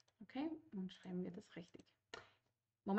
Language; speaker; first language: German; non-native, fluent; Spanish